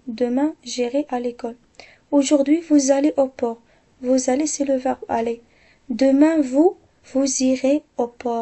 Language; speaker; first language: French; non-native, local second language; Arabic